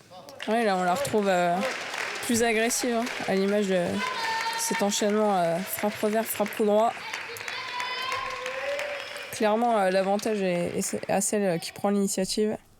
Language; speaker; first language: French; native; French